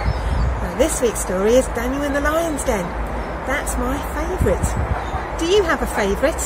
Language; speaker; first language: English; native; English